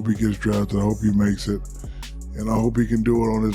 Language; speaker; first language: English; native; English